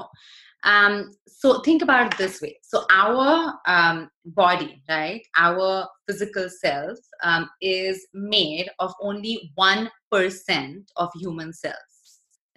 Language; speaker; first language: English; non-native, local second language; Hindi